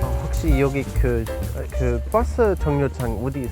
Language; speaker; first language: Korean; non-native, learner; English